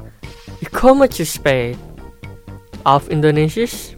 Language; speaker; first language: German; non-native, fluent; Indonesian